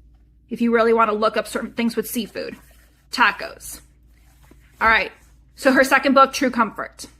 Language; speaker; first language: English; native; English